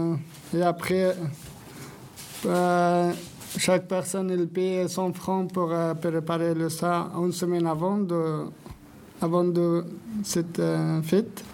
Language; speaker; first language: French; non-native, learner; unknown